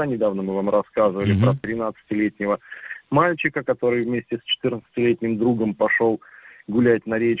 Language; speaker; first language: Russian; native; Russian